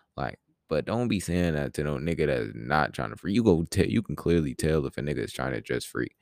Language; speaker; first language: English; native; English